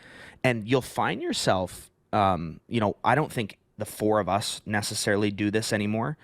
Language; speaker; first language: English; native; English